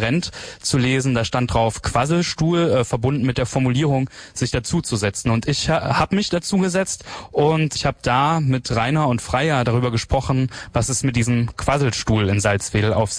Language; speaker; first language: German; native; German